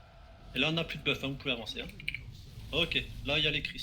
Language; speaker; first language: French; native; French